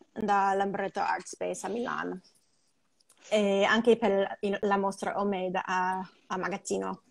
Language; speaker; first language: Italian; non-native, fluent; English